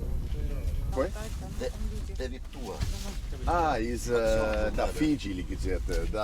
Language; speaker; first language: Russian; non-native, learner; English